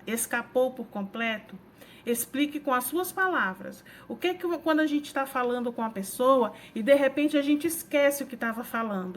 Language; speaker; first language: Portuguese; native; Portuguese